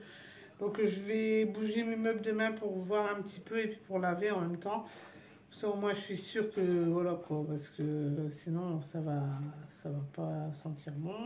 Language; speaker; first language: French; native; French